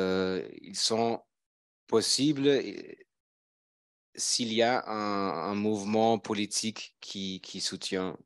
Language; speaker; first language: French; non-native, fluent; German